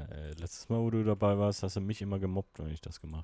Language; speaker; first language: German; native; German